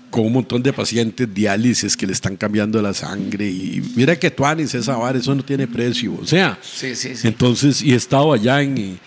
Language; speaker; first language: Spanish; native; Spanish